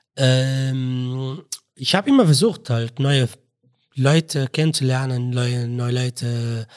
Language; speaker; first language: German; non-native, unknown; Arabic